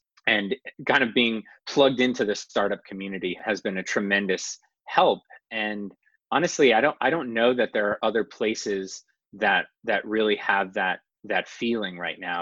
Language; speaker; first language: English; native; English